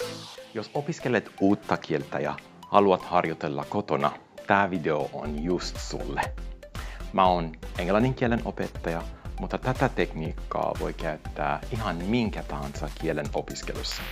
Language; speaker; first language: Finnish; non-native, fluent; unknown